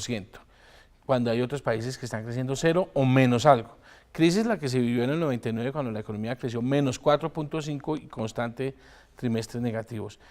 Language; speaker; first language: Spanish; native; Spanish